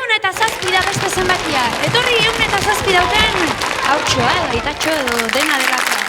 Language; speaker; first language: Basque; native; Basque